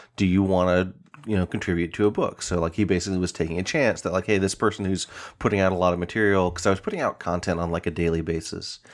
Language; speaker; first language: English; native; English